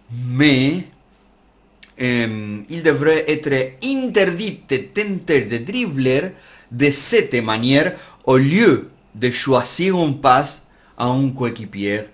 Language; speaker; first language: French; non-native, learner; Spanish